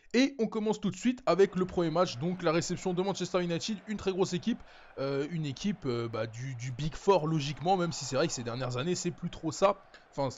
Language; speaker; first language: French; native; French